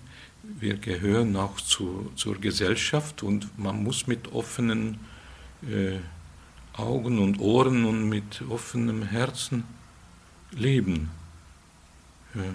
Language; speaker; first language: German; non-native, fluent; Hungarian